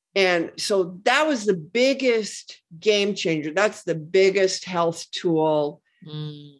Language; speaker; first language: English; native; English